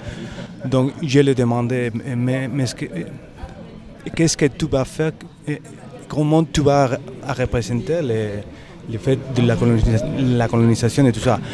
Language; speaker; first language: French; non-native, learner; Spanish